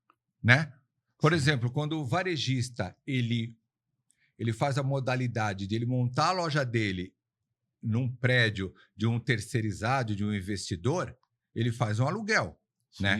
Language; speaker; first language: Portuguese; native; Portuguese